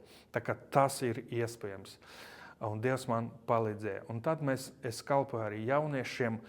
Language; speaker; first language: Latvian; non-native, local second language; Russian